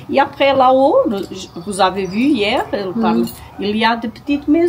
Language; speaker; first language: French; non-native, learner; Portuguese